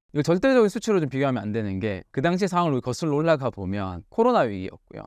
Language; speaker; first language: Korean; native; Korean